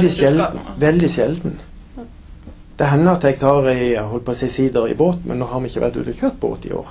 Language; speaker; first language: Norwegian; native; Norwegian